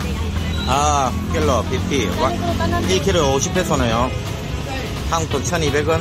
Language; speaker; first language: Korean; native; Korean